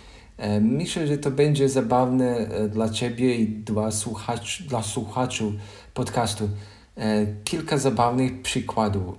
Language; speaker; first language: Polish; non-native, learner; Croatian